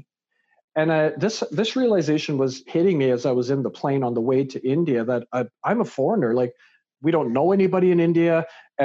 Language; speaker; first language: English; native; English